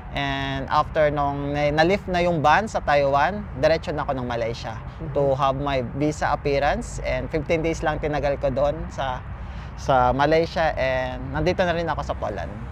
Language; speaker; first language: Filipino; native; Filipino